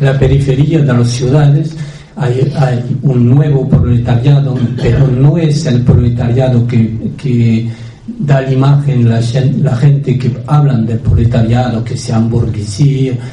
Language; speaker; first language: Spanish; non-native, fluent; French